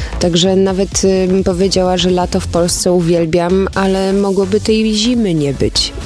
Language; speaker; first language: Polish; early bilingual, heritage; Polish